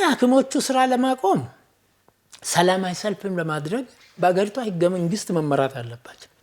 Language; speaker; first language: Amharic; non-native, local second language; Oromo